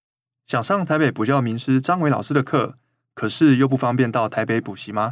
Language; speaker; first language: Chinese; native; Chinese